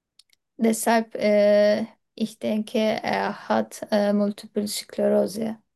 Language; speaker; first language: German; non-native, learner; Turkish